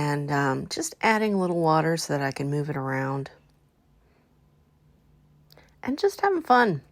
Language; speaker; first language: English; native; English